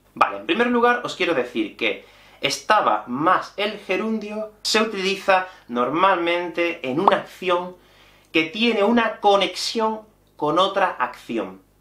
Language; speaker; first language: Spanish; native; Spanish